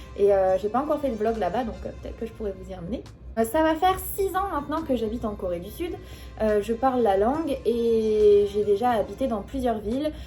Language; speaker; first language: French; native; French